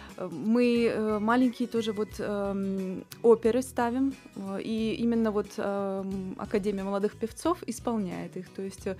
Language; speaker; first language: Russian; early bilingual, heritage; Russian